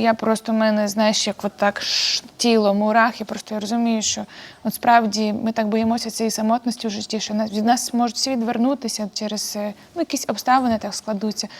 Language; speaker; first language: Ukrainian; native; Ukrainian